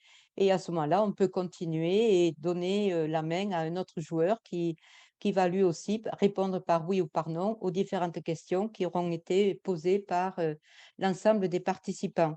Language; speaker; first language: French; native; French